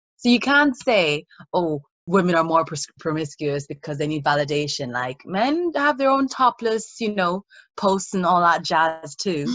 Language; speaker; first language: English; early bilingual, other home language; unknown